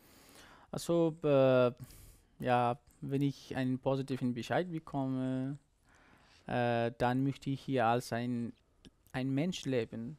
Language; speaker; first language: German; non-native, learner; Persian